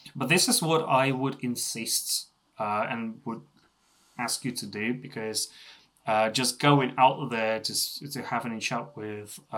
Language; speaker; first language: English; non-native, fluent; Russian